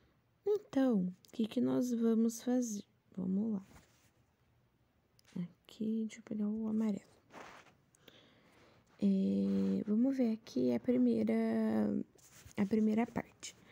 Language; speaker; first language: Portuguese; native; Portuguese